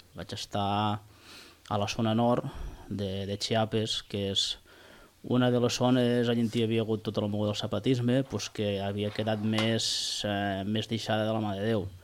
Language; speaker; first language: Catalan; native; Catalan